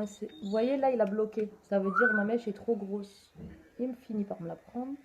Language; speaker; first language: French; native; French